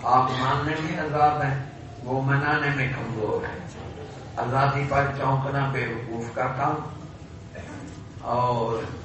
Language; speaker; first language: Urdu; non-native, local second language; Punjabi